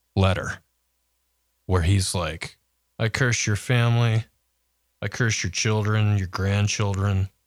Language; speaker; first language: English; native; English